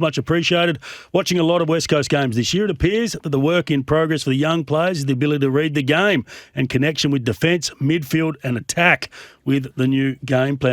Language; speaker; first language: English; native; English